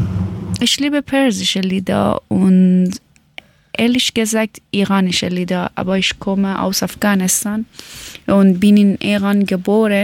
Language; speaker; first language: German; non-native, learner; Persian